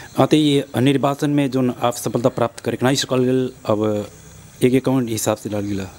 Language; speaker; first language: Bhojpuri; non-native, local second language; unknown